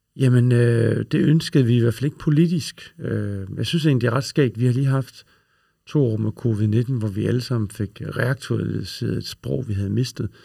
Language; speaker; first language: Danish; native; Danish